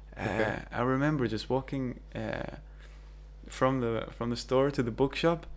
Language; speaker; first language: English; early bilingual, other home language; Greek